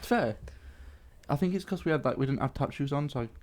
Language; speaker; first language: English; native; English